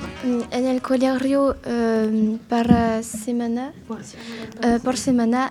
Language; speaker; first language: Spanish; non-native, learner; French